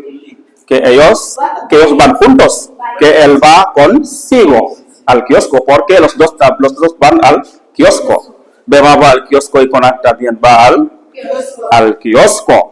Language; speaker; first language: Spanish; non-native, fluent; Serer